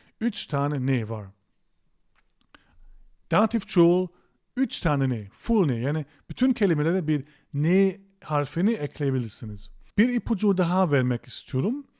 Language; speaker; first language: Turkish; non-native, fluent; German